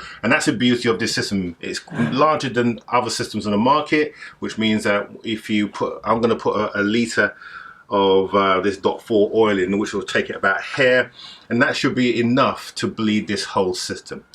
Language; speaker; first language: English; native; English